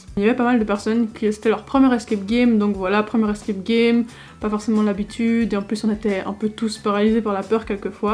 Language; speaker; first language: French; native; French